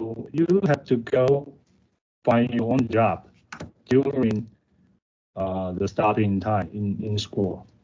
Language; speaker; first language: English; non-native, learner; Chinese